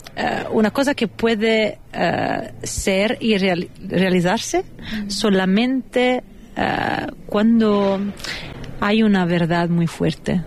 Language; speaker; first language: Spanish; non-native, fluent; Italian